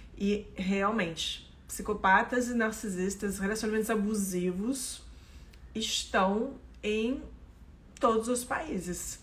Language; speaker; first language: Portuguese; non-native, fluent; French